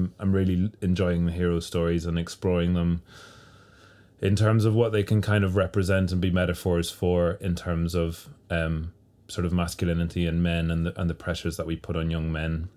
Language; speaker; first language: English; native; English